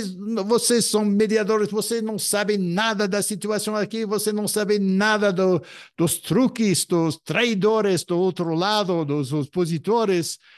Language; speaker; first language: Portuguese; non-native, fluent; English